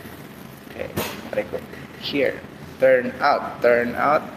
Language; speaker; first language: English; non-native, local second language; Filipino